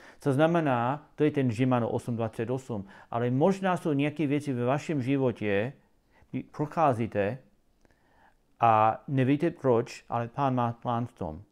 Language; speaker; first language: Czech; non-native, learner; English